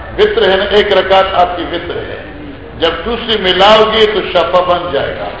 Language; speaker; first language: Urdu; non-native, local second language; Northern Hindko